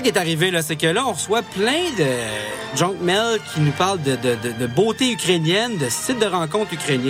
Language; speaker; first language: French; native; French